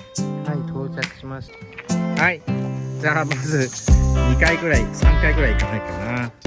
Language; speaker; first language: Japanese; non-native, learner; Chinese